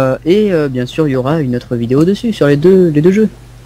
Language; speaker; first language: French; native; French